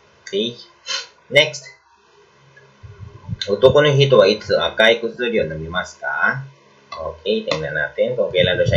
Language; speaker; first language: Japanese; non-native, learner; Filipino